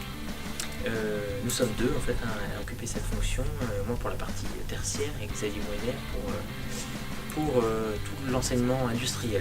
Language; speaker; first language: French; native; French